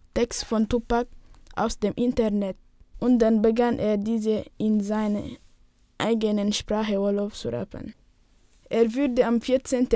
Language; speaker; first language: German; non-native, learner; Wolof